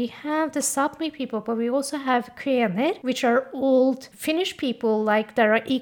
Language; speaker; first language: English; non-native, fluent; Norwegian